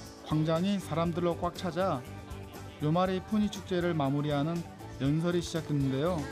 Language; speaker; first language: Korean; native; Korean